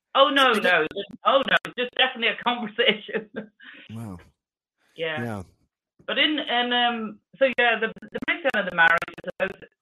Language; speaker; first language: English; native; English